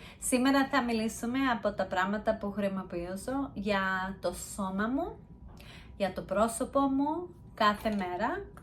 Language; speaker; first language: Greek; early bilingual, heritage; Greek